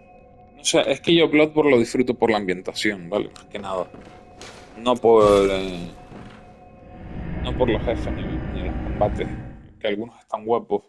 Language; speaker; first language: Spanish; native; Spanish